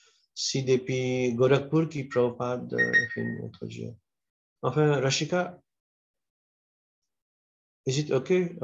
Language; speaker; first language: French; non-native, local second language; Morisyen